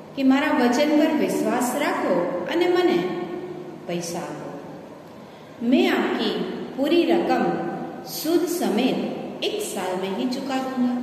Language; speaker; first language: Hindi; non-native, local second language; Gujarati